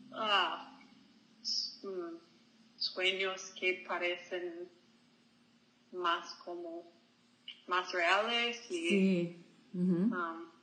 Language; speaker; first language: Spanish; non-native, learner; English